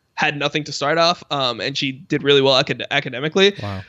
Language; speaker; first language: English; native; English